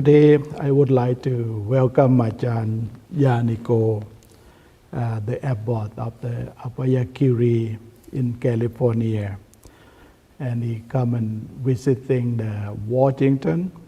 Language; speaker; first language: English; non-native, learner; Thai